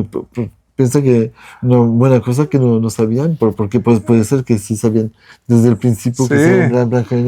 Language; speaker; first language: Spanish; non-native, learner; French